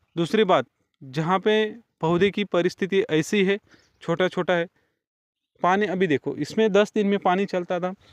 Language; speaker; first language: Hindi; non-native, local second language; Marathi